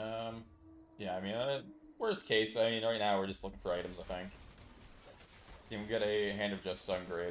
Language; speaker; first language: English; native; English